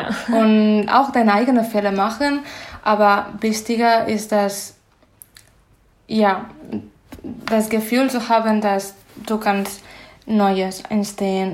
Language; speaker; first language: German; non-native, fluent; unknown